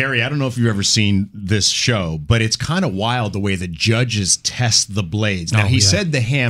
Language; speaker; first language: English; native; English